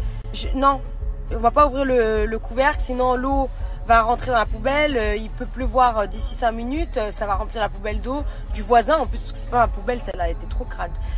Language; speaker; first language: French; native; French